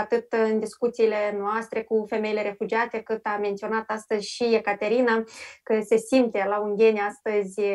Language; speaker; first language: Romanian; native; Romanian